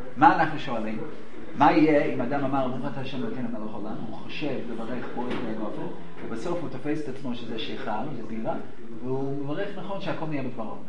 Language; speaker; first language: Hebrew; non-native, fluent; English